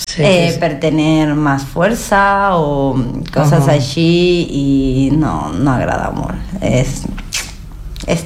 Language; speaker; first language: Catalan; non-native, learner; Spanish